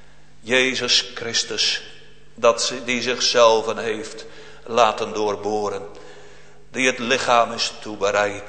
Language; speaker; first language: Dutch; native; Dutch